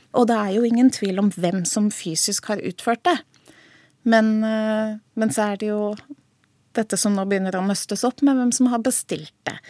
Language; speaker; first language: Norwegian; early bilingual, heritage; Norwegian